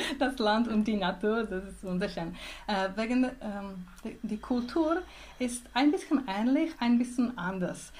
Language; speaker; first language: German; non-native, learner; Czech